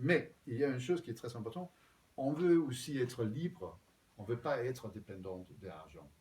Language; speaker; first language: French; non-native, fluent; Danish